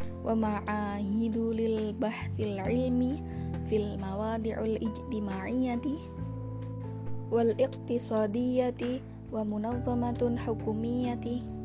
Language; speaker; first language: Arabic; non-native, learner; Indonesian